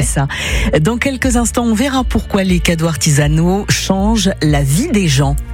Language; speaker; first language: French; native; French